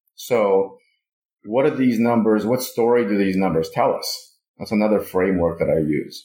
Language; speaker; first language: English; non-native, fluent; Russian